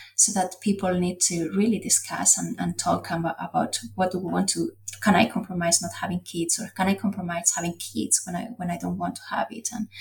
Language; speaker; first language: English; non-native, fluent; Spanish